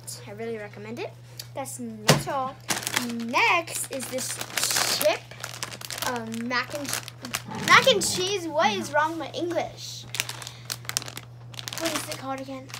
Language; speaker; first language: English; native; English